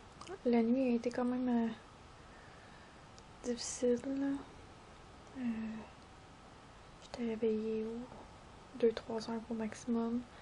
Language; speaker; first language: French; native; French